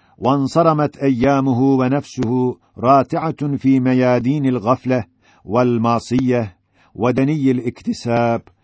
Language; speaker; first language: Arabic; non-native, fluent; Turkish